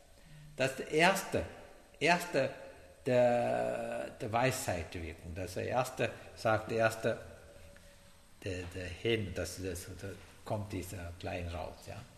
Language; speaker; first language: German; non-native, learner; Sinhala